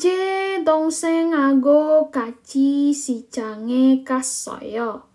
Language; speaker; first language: Korean; non-native, fluent; Indonesian